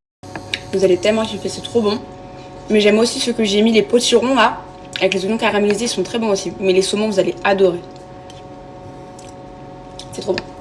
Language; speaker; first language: French; native; French